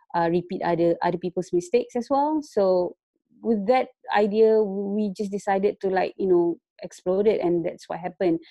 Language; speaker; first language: English; non-native, local second language; Malay